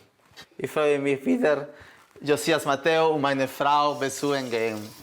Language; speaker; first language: German; non-native, fluent; Spanish